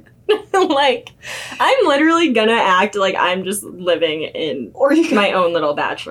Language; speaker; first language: English; native; English